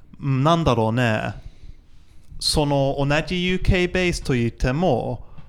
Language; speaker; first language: Japanese; non-native, fluent; English